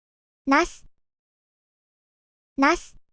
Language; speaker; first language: Japanese; native; Japanese